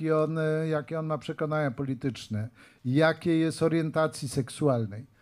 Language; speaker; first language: Polish; native; Polish